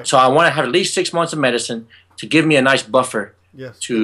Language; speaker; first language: English; native; English